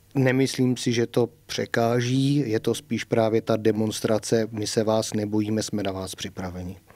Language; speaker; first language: Czech; native; Czech